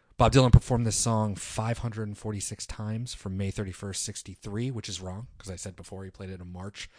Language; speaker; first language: English; native; English